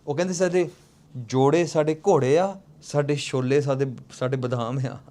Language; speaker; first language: Punjabi; early bilingual, heritage; Punjabi